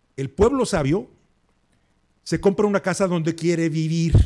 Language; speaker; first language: Spanish; native; Spanish